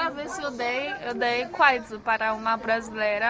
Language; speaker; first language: Portuguese; non-native, fluent; Chinese